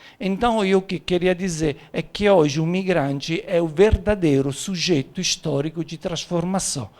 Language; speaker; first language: Portuguese; non-native, fluent; Italian